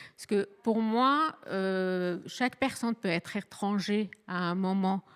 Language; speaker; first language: French; non-native, fluent; Arabic